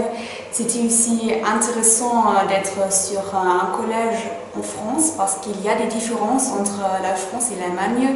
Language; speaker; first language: French; non-native, fluent; German